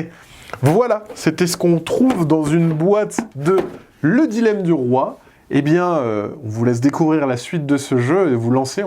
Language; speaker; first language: French; native; French